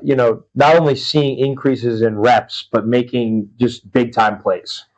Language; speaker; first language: English; native; English